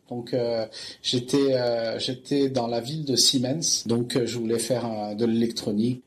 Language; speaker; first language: French; non-native, local second language; Arabic